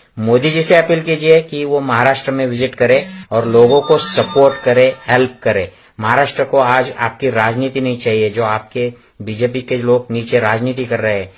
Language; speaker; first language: Hindi; non-native, local second language; Marathi